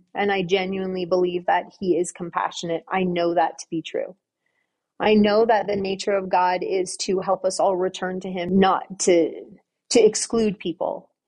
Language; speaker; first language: English; native; English